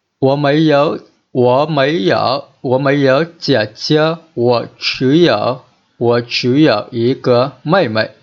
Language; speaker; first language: Chinese; non-native, fluent; Vietnamese